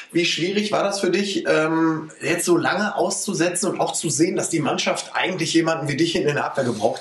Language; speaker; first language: German; native; German